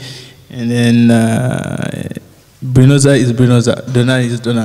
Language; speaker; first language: English; non-native, learner; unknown